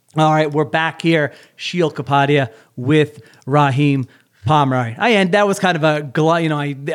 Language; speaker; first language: English; native; English